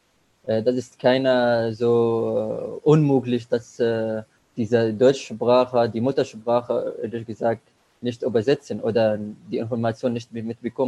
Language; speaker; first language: German; non-native, learner; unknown